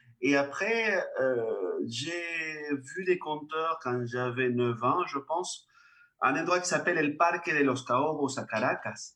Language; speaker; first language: French; non-native, fluent; Spanish